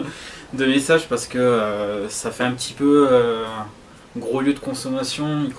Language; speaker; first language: French; native; French